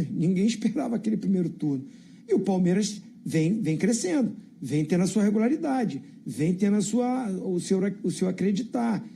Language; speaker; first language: Portuguese; native; Portuguese